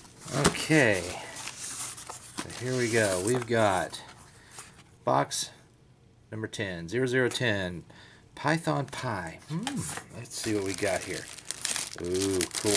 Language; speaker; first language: English; native; English